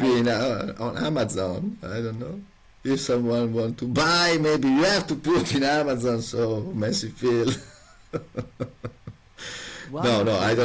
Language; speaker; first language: English; non-native, learner; Italian